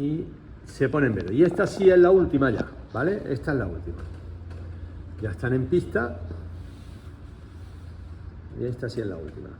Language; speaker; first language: Spanish; native; Spanish